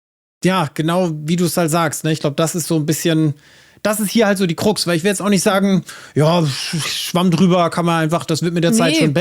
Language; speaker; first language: German; native; German